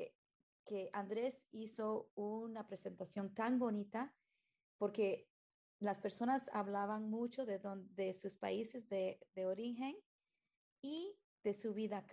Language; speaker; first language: Spanish; early bilingual, heritage; Spanish